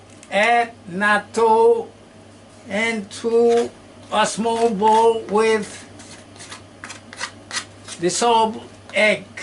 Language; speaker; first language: English; non-native, learner; Japanese